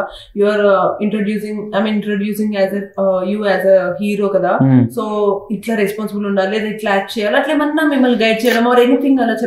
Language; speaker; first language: Telugu; native; Telugu